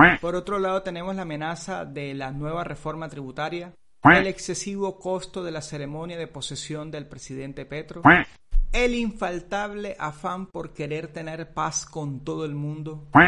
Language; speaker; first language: Spanish; native; Spanish